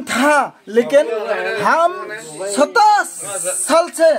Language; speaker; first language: Hindi; non-native, local second language; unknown